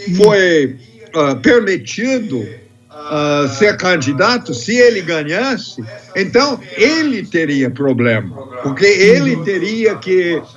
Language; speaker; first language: Portuguese; non-native, fluent; English